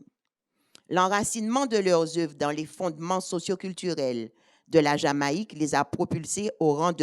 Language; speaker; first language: French; native; French